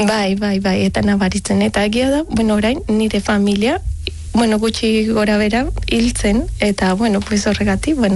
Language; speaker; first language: Basque; non-native, learner; Spanish